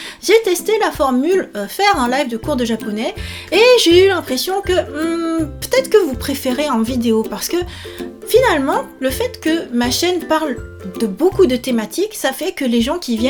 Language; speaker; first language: French; native; French